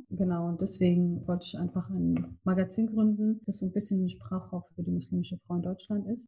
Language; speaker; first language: German; early bilingual, other home language; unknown